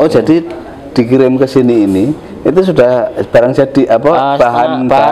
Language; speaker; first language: Indonesian; native; Indonesian